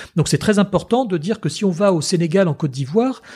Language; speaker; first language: French; native; French